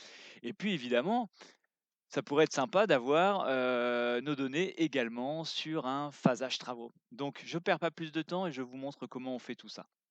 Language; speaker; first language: French; native; French